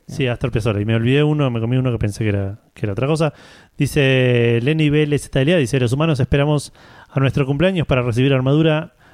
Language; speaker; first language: Spanish; native; Spanish